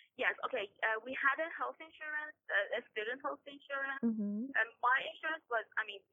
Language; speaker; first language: English; non-native, fluent; Persian